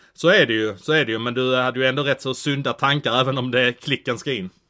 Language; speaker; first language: Swedish; native; Swedish